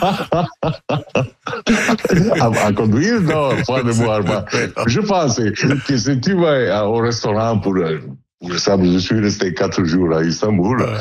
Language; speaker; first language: French; non-native, learner; Italian